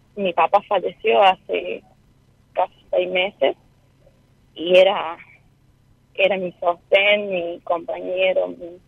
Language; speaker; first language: Spanish; native; Spanish